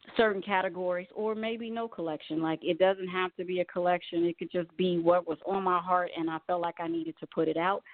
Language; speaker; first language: English; native; English